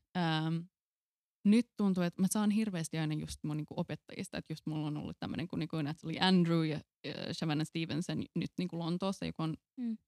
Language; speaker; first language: Finnish; non-native, local second language; Swedish